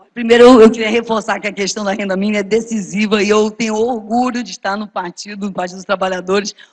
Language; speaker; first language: Portuguese; native; Portuguese